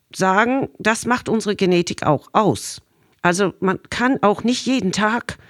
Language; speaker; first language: German; non-native, fluent; English